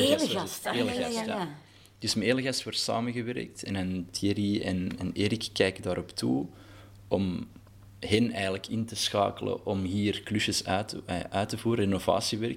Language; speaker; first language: Dutch; native; Dutch